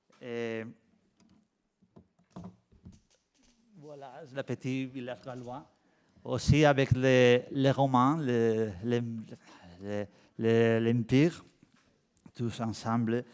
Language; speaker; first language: French; non-native, learner; Spanish